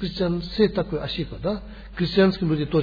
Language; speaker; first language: Russian; non-native, learner; Tibetan